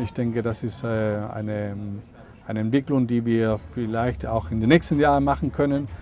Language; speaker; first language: German; non-native, fluent; Spanish